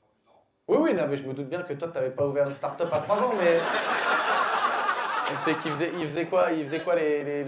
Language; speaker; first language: French; native; French